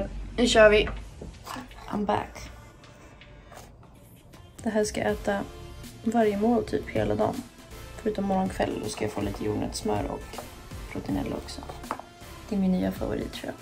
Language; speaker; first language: Swedish; native; Swedish